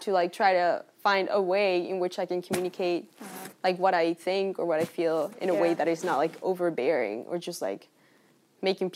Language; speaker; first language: English; non-native, fluent; Spanish